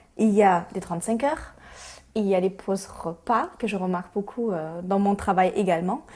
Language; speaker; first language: French; non-native, fluent; German